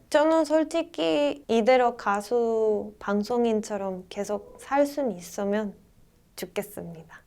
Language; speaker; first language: Korean; non-native, fluent; Spanish